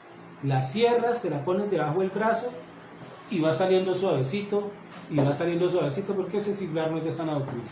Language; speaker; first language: Spanish; native; Spanish